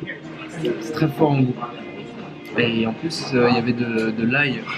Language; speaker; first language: French; native; French